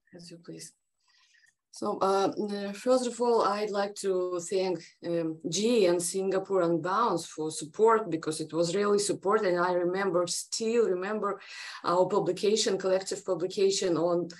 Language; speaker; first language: English; non-native, fluent; Russian